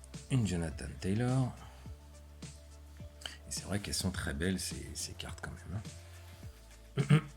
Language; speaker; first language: French; native; French